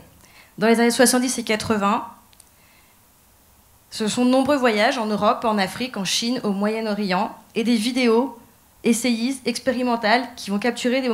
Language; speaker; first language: French; native; French